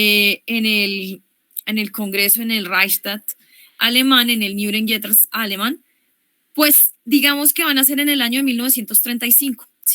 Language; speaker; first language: Spanish; native; Spanish